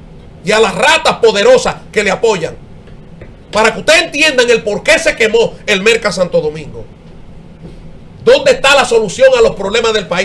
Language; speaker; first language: Spanish; native; Spanish